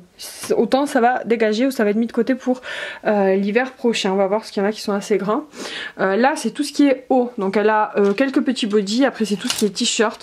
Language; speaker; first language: French; native; French